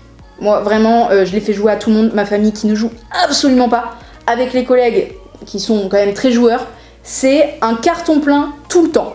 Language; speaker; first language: French; native; French